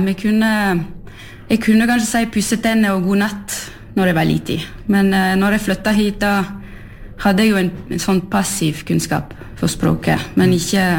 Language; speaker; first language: Norwegian; early bilingual, heritage; French